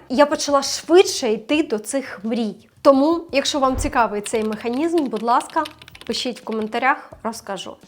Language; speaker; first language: Ukrainian; non-native, local second language; Russian